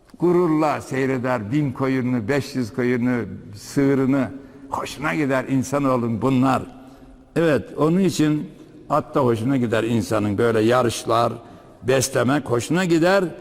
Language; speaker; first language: Turkish; native; Turkish